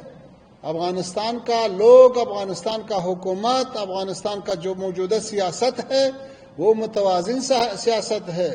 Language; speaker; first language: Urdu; non-native, fluent; Pashto